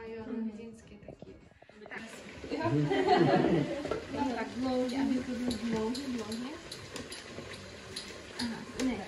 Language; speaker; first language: Czech; non-native, learner; Kara-Kalpak